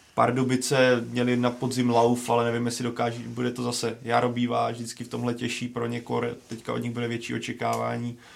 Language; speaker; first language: Czech; native; Czech